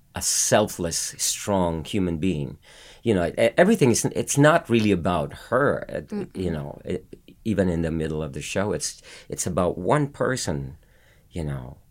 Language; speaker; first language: English; non-native, local second language; Filipino